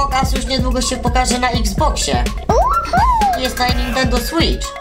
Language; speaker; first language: Polish; native; Polish